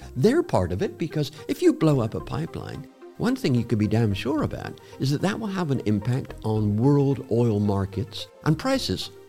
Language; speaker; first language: English; native; English